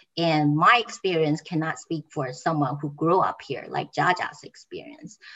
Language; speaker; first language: English; non-native, fluent; Chinese